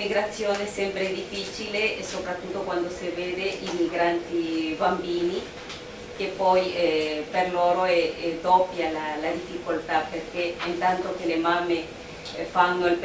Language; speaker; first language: Italian; non-native, fluent; Spanish